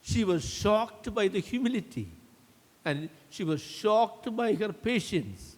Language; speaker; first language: English; non-native, local second language; Malayalam